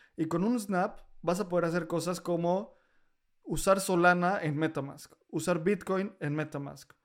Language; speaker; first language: Spanish; native; Spanish